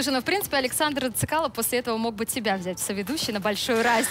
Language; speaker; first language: Russian; native; Russian